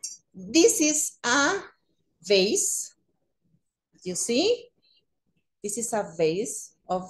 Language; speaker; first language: English; non-native, learner; Spanish